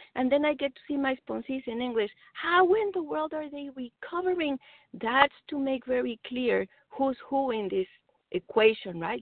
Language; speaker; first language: English; non-native, fluent; Spanish